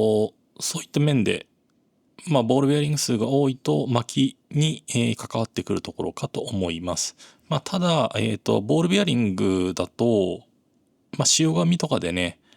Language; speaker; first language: Japanese; native; Japanese